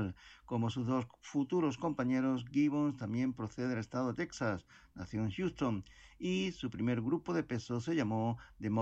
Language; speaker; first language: Spanish; native; Spanish